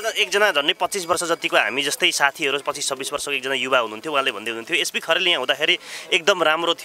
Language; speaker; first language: Nepali; native; Nepali